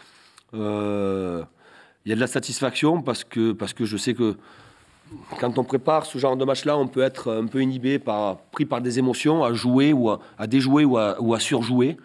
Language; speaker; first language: French; native; French